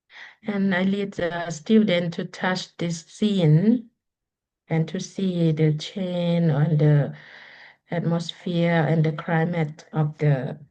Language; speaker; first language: English; non-native, learner; Lao